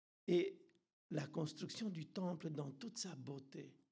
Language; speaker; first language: French; non-native, fluent; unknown